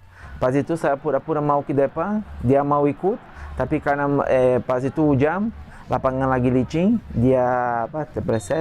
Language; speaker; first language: Indonesian; non-native, fluent; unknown